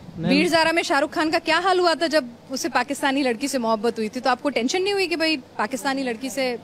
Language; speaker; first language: Hindi; native; Hindi